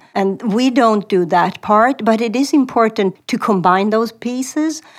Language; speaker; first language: English; non-native, fluent; Swedish